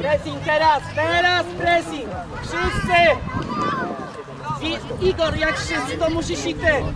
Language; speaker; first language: Polish; native; Polish